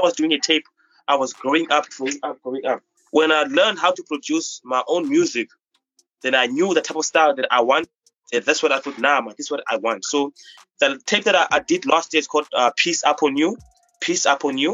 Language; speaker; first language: English; non-native, local second language; Xhosa